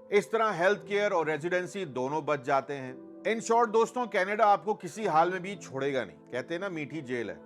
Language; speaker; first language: Urdu; native; Urdu